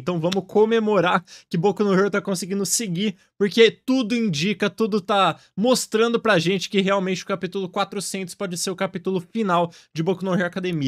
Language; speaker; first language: Portuguese; native; Portuguese